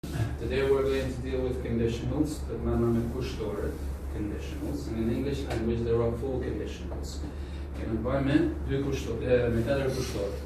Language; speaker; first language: English; non-native, fluent; Albanian